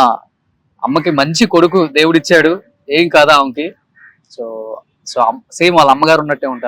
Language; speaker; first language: Telugu; native; Telugu